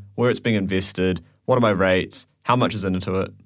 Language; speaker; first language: English; native; English